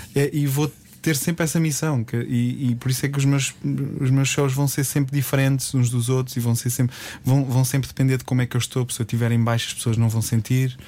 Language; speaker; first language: Portuguese; native; Portuguese